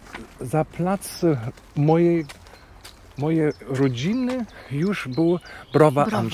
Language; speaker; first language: Polish; non-native, fluent; German